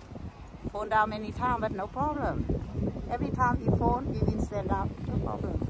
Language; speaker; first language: English; non-native, learner; Vietnamese